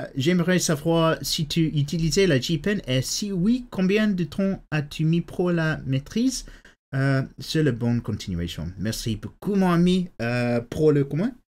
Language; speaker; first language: French; non-native, learner; English